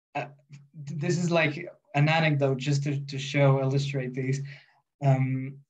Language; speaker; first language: English; non-native, fluent; Spanish